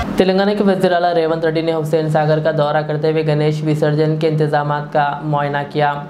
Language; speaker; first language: Urdu; native; Urdu